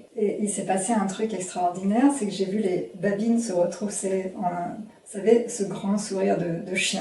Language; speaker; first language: French; native; French